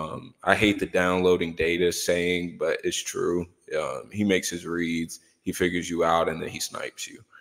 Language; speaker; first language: English; native; English